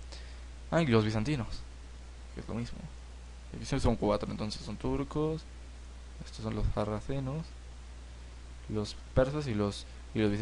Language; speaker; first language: Spanish; native; Spanish